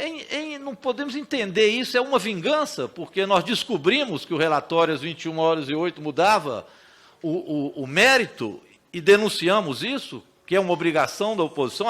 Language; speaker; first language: Portuguese; native; Portuguese